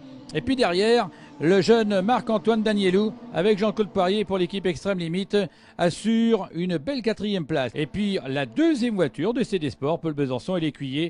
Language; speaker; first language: French; native; French